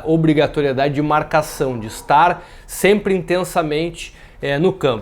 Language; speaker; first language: Portuguese; native; Portuguese